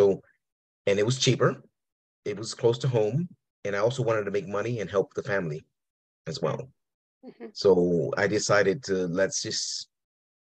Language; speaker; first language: English; early bilingual, other home language; Spanish